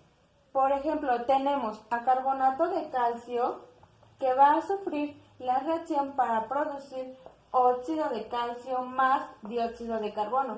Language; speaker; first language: Spanish; native; Spanish